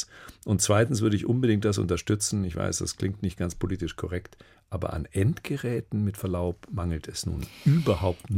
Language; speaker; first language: German; native; German